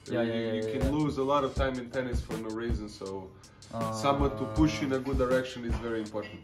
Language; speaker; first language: English; non-native, fluent; Serbian